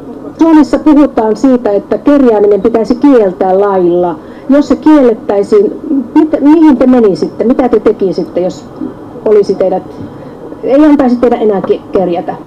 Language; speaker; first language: Finnish; native; Finnish